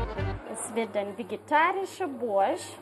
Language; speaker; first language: German; non-native, fluent; Russian